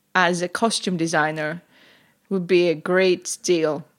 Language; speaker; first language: English; non-native, fluent; Greek